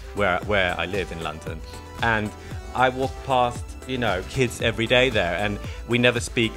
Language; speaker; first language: English; non-native, fluent; Swedish